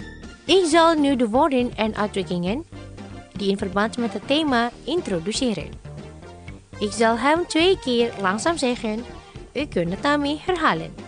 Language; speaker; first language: Dutch; non-native, fluent; Indonesian